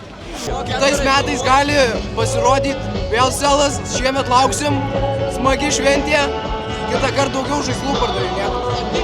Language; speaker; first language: Lithuanian; native; Lithuanian